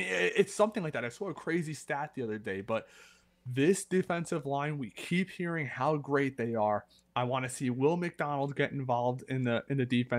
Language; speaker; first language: English; native; English